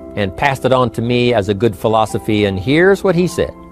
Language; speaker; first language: English; native; English